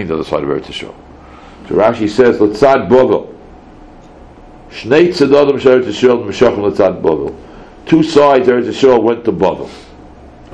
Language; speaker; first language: English; native; English